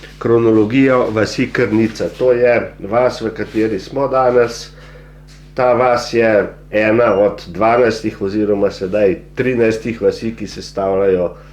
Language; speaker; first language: Slovenian; native; Slovenian